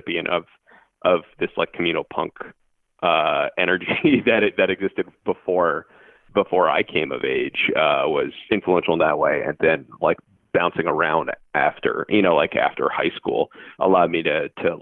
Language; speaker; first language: English; native; English